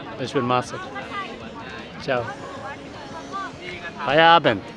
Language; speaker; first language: German; native; German